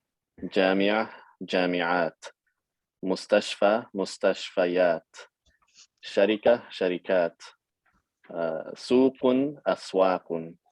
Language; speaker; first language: Arabic; non-native, fluent; English